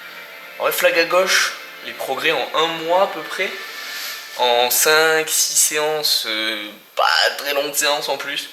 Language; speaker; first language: French; native; French